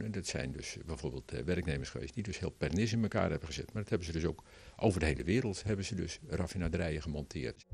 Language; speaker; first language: Dutch; native; Dutch